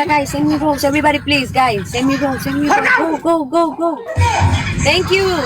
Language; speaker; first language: English; non-native, learner; Spanish